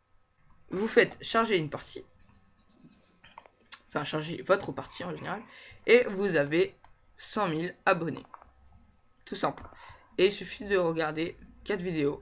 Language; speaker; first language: French; native; French